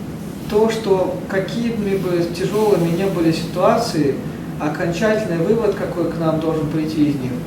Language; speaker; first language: Russian; native; Russian